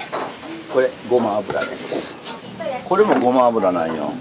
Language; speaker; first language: Japanese; native; Japanese